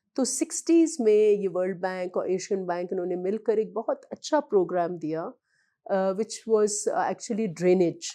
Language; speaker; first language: Urdu; non-native, local second language; Sindhi